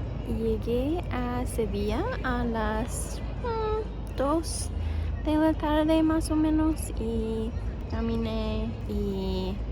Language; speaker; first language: Spanish; non-native, fluent; English